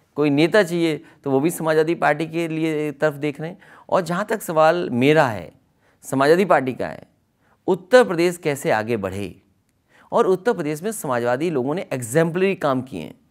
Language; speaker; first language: Hindi; native; Hindi